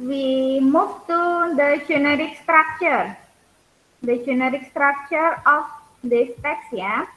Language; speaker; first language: English; non-native, learner; Indonesian